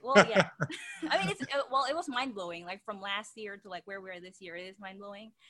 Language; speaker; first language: English; non-native, local second language; Filipino